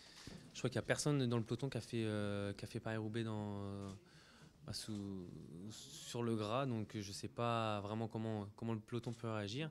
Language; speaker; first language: French; native; French